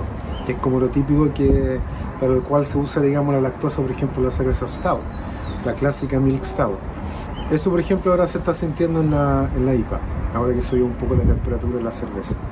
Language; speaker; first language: Spanish; native; Spanish